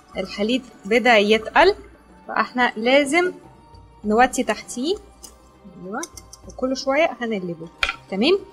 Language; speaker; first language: Arabic; non-native, fluent; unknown